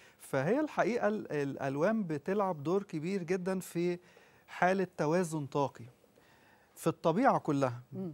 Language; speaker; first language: Arabic; native; Arabic